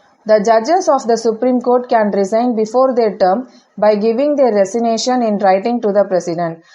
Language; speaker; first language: English; non-native, local second language; Tamil